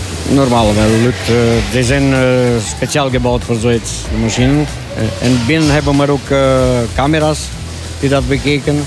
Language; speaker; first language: Dutch; non-native, learner; Romanian